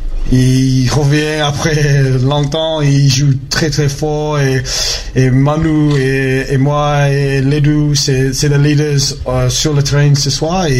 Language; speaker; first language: French; non-native, learner; English